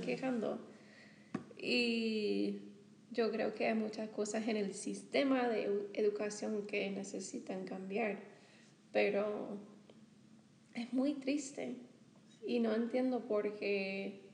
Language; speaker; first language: Spanish; non-native, fluent; English